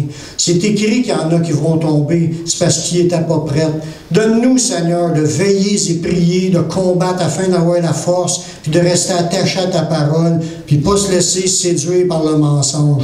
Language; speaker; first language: French; native; French